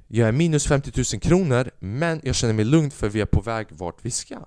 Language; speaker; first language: Swedish; early bilingual, other home language; Albanian